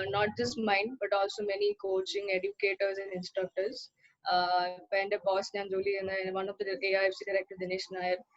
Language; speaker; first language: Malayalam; early bilingual, heritage; Malayalam